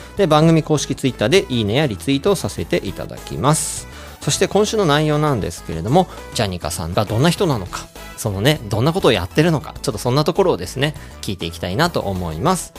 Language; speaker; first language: Japanese; native; Japanese